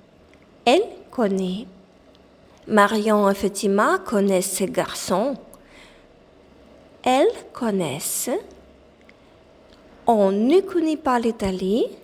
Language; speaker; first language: French; non-native, fluent; Ukrainian